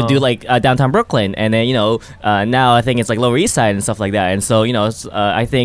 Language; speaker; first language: English; non-native, local second language; Japanese